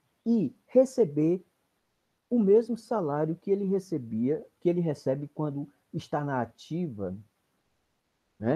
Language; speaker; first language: Portuguese; native; Portuguese